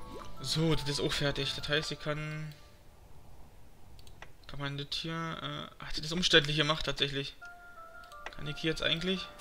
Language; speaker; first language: German; native; German